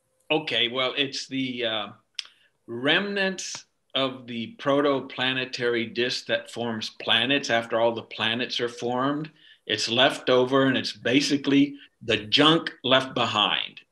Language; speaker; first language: English; native; English